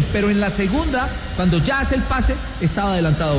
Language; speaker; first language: Spanish; native; Spanish